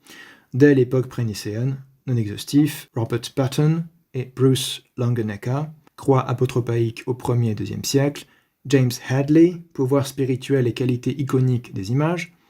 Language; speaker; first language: French; native; French